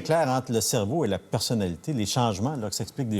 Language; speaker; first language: French; native; French